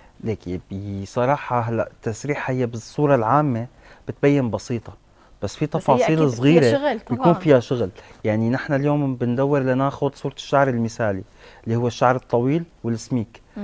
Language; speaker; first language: Arabic; native; Arabic